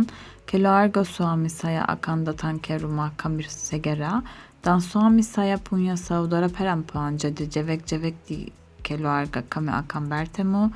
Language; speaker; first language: Indonesian; non-native, learner; Turkish